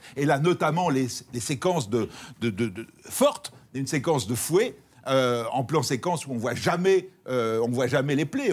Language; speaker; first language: French; native; French